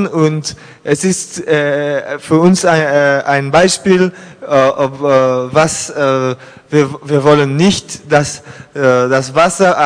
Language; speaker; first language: German; non-native, learner; French